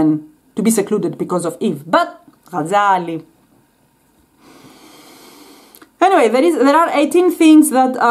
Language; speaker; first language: English; non-native, fluent; Greek